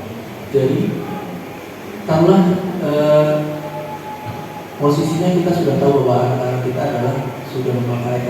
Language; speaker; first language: Indonesian; native; Indonesian